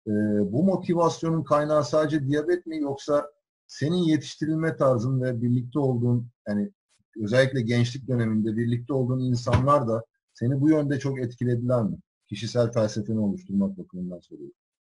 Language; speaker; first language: Turkish; native; Turkish